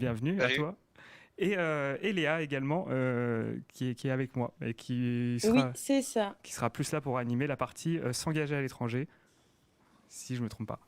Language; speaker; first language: French; native; French